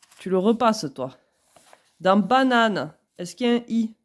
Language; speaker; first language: French; native; French